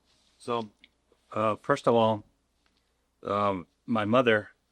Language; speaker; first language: English; non-native, local second language; Spanish